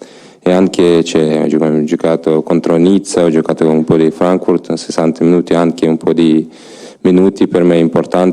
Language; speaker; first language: Italian; non-native, learner; Ukrainian